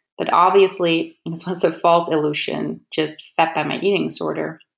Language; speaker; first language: English; non-native, fluent; Dutch